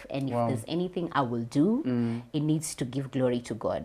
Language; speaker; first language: English; non-native, local second language; Swahili